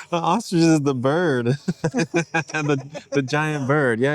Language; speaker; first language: English; native; English